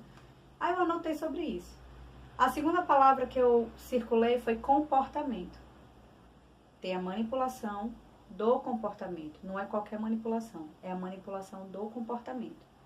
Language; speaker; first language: Portuguese; native; Portuguese